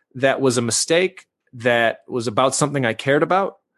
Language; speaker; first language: English; native; English